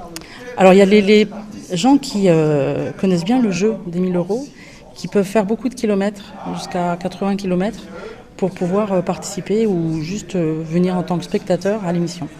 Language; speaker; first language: French; native; French